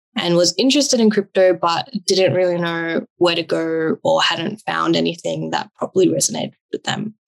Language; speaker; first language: English; native; English